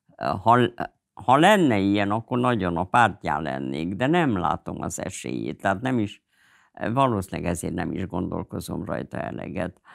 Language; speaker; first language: Hungarian; native; Hungarian